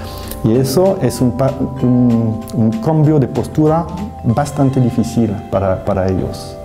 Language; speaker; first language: Spanish; non-native, fluent; French